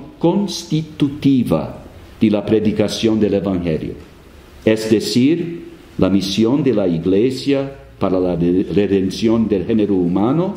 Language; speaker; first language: Spanish; non-native, fluent; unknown